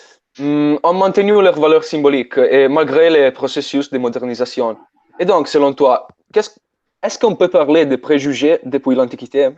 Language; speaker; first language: French; non-native, fluent; Italian